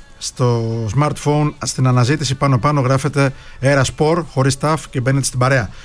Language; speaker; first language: Greek; native; Greek